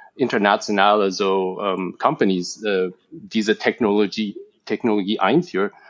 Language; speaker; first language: German; non-native, fluent; English